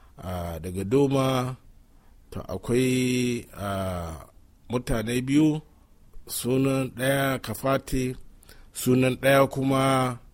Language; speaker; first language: Hausa; non-native, local second language; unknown